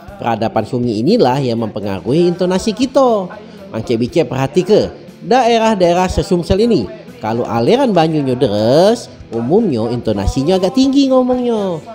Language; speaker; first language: Indonesian; native; Indonesian